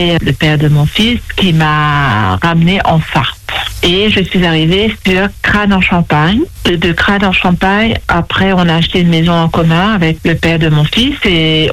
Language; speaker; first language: French; non-native, local second language; Morisyen